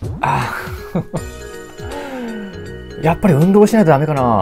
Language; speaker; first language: Japanese; native; Japanese